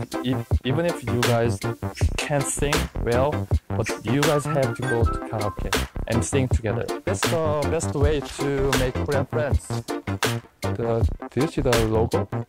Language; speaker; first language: English; non-native, learner; Korean